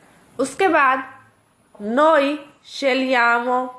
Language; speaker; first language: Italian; non-native, fluent; Urdu